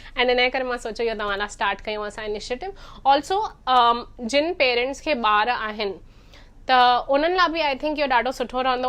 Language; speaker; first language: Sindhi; early bilingual, heritage; Sindhi